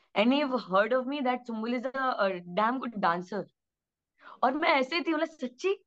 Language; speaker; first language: Hindi; native; Hindi